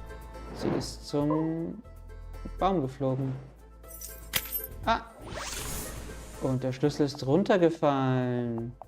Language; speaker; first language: German; native; German